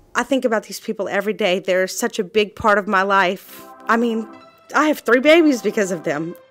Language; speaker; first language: English; native; English